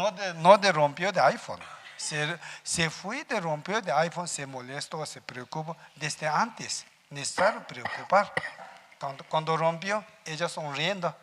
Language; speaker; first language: Spanish; non-native, learner; Tibetan